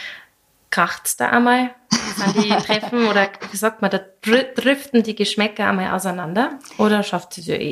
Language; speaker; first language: German; native; German